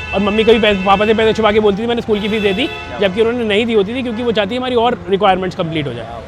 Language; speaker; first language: Hindi; native; Hindi